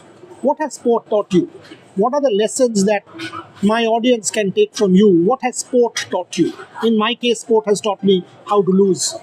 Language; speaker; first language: English; non-native, local second language; Bangla